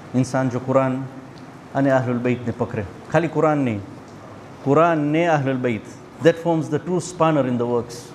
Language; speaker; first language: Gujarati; early bilingual, heritage; Gujarati